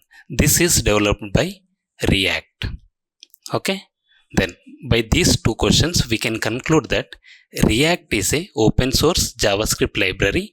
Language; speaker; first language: English; non-native, local second language; Telugu